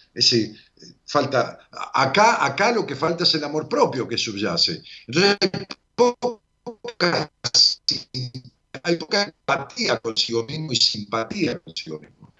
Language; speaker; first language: Spanish; native; Spanish